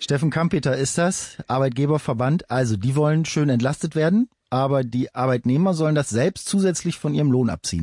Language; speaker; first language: German; native; German